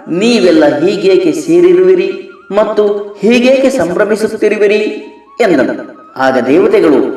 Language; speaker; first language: Kannada; native; Kannada